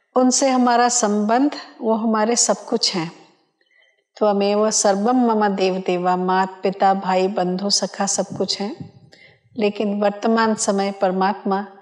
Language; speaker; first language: Hindi; non-native, local second language; Odia